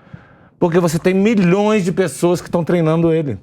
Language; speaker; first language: Portuguese; native; Portuguese